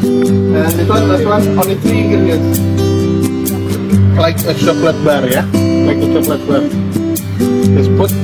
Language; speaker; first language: English; non-native, fluent; Indonesian